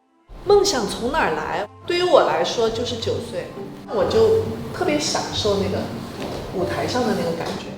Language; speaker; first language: Chinese; native; Chinese